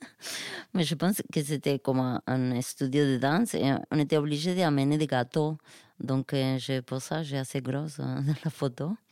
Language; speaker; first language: French; non-native, fluent; Spanish